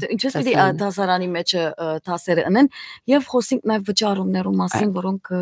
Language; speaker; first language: Armenian; native; Armenian